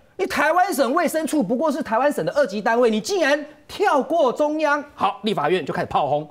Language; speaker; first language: Chinese; native; Chinese